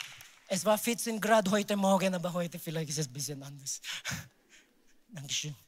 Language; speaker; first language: German; non-native, learner; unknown